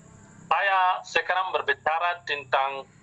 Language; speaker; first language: Indonesian; non-native, fluent; Arabic